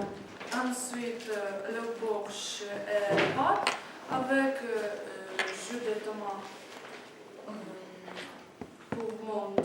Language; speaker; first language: French; non-native, learner; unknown